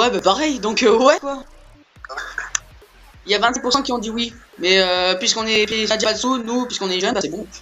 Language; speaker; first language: French; native; French